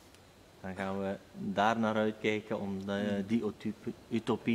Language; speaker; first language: Dutch; native; Dutch